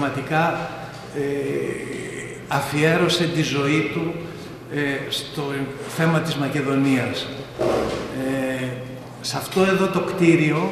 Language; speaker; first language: Greek; native; Greek